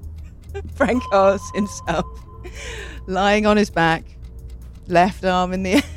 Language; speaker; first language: English; native; English